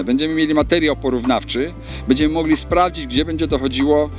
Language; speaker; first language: Polish; native; Polish